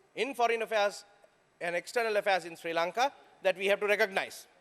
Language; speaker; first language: English; non-native, local second language; Sinhala